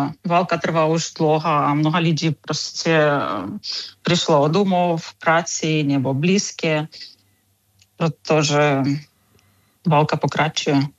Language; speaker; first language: Czech; non-native, fluent; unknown